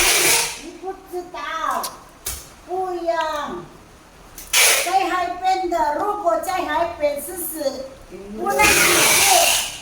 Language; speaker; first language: Chinese; non-native, learner; Filipino